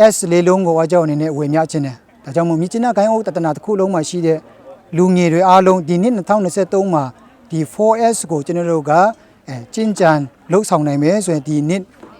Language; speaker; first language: Burmese; non-native, local second language; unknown